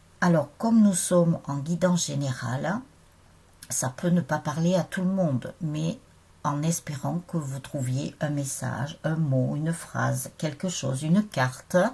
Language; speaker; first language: French; native; French